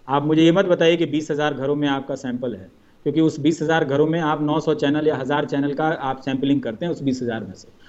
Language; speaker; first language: Hindi; native; Hindi